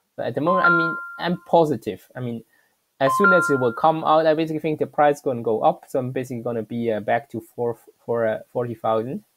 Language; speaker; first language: English; non-native, fluent; German